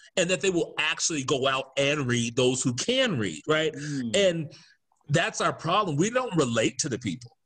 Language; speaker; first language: English; native; English